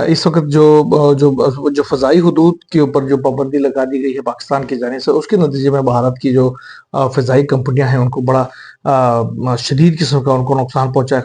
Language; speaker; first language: Urdu; native; Urdu